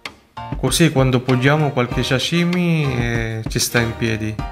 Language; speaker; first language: Italian; non-native, learner; Filipino